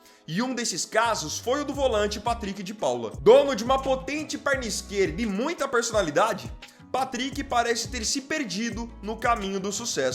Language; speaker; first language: Portuguese; native; Portuguese